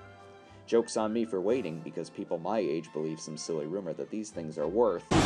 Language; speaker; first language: English; native; English